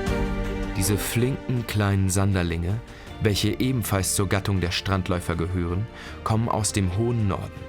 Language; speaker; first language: German; native; German